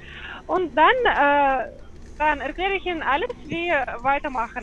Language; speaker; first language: German; non-native, learner; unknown